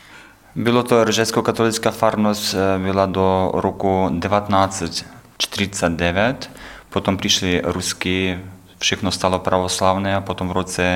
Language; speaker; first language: Czech; non-native, learner; Ukrainian